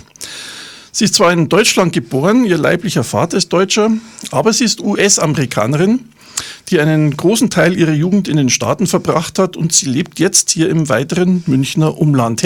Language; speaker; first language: German; native; German